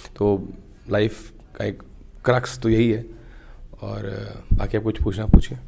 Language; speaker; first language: Hindi; native; Hindi